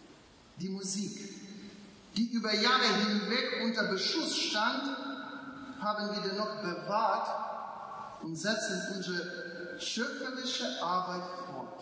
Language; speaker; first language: German; non-native, fluent; Ukrainian